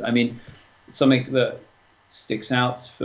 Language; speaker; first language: English; native; English